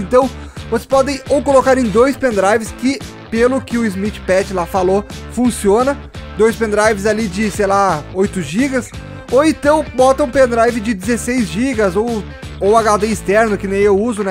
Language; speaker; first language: Portuguese; native; Portuguese